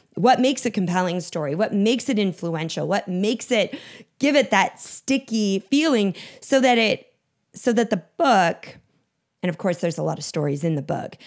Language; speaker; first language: English; native; English